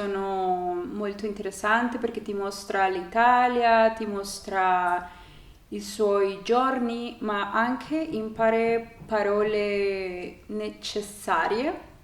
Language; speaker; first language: Italian; non-native, learner; Spanish